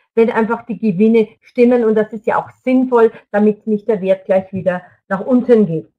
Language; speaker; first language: German; native; German